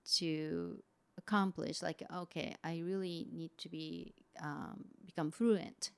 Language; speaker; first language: English; non-native, fluent; Japanese